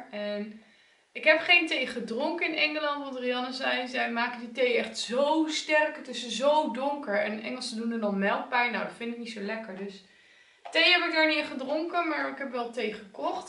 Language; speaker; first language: Dutch; native; Dutch